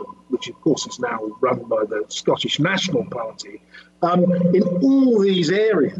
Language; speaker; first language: English; native; English